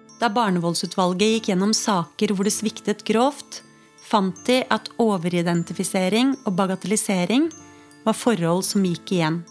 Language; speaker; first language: Norwegian; native; Norwegian